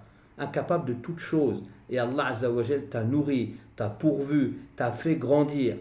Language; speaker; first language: French; native; French